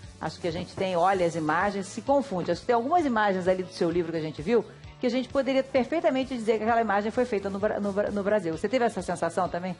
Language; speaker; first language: Portuguese; native; Portuguese